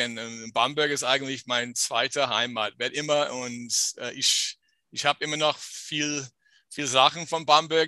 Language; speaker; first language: German; non-native, fluent; English